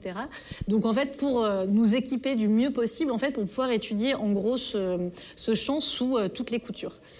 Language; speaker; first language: French; native; French